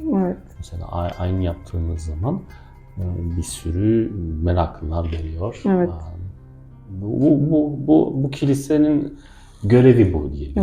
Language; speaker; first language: Turkish; non-native, fluent; French